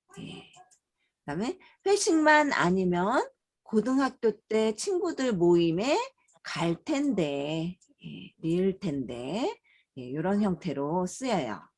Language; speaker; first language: Korean; native; Korean